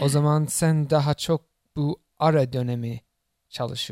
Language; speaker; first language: Turkish; non-native, fluent; English